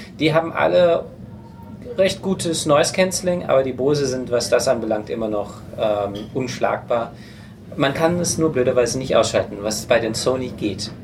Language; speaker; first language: German; non-native, fluent; English